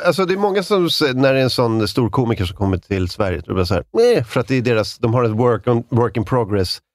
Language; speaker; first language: Swedish; native; Swedish